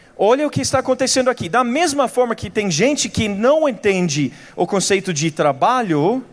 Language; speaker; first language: Portuguese; non-native, fluent; English